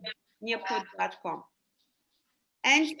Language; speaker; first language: English; non-native, fluent; Azerbaijani